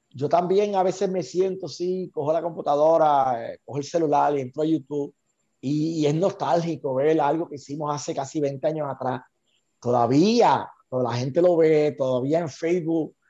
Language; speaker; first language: Spanish; native; Spanish